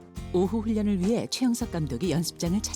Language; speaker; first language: Korean; native; Korean